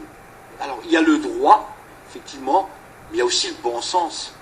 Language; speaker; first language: French; native; French